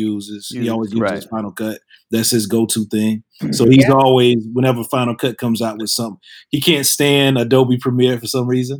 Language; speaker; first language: English; native; English